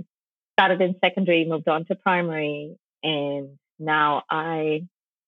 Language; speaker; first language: English; non-native, local second language; Tamil